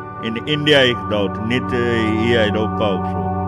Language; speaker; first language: Dutch; non-native, learner; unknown